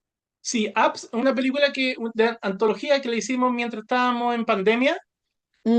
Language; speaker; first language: Spanish; native; Spanish